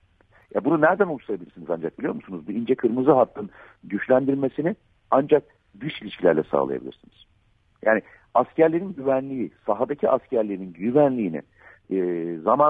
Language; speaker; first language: Turkish; native; Turkish